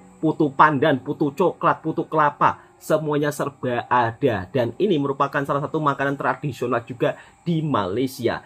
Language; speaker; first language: Indonesian; native; Indonesian